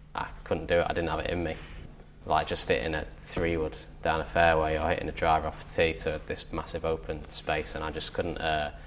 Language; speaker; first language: English; native; English